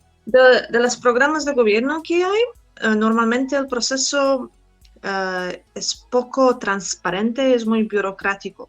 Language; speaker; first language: Spanish; non-native, fluent; Polish